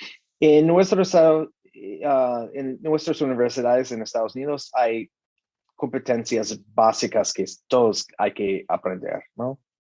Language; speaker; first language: Spanish; non-native, learner; English